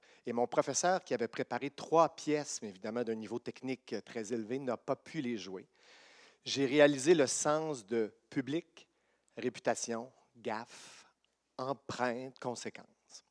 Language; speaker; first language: French; native; French